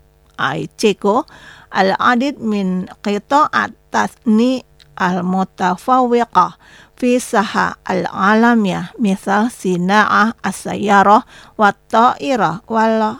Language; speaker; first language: Arabic; non-native, fluent; Indonesian